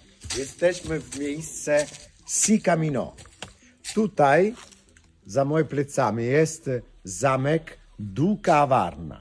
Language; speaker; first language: Polish; non-native, fluent; Italian